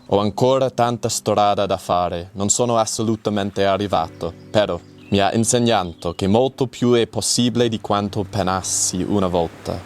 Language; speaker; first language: Italian; non-native, learner; English